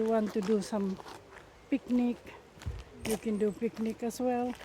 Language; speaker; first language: English; non-native, fluent; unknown